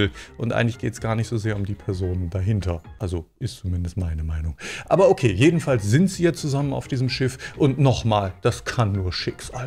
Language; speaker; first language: German; native; German